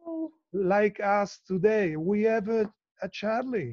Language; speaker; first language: English; non-native, learner; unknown